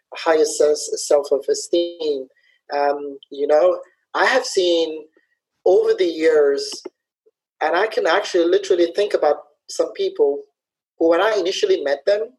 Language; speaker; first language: English; early bilingual, other home language; Somali